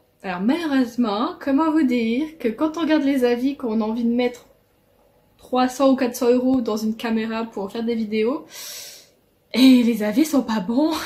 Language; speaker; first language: French; native; French